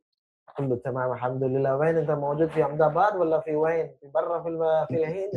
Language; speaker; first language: Arabic; non-native, fluent; Urdu